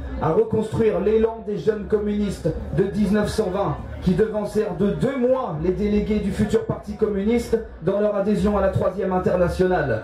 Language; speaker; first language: French; native; French